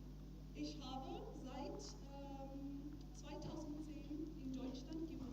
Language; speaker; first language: German; non-native, learner; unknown